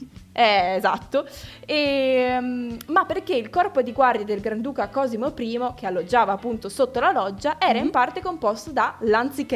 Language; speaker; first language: Italian; native; Italian